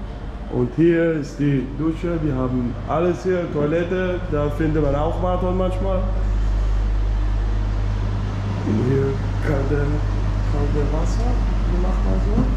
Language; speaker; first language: German; non-native, learner; Danish